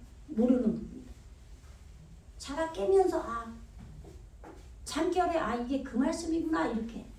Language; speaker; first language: Korean; native; Korean